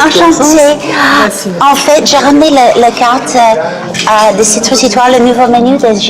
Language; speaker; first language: French; non-native, learner; English